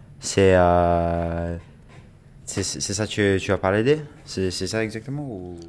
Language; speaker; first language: French; non-native, learner; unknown